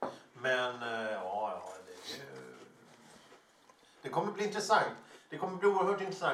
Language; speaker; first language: Swedish; native; Swedish